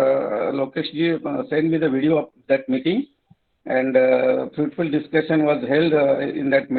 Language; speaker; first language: Hindi; native; Hindi